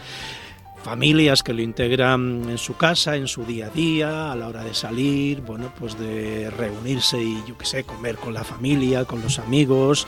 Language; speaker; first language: Spanish; native; Spanish